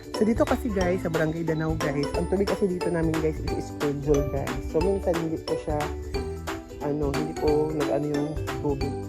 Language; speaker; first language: Filipino; non-native, local second language; Cebuano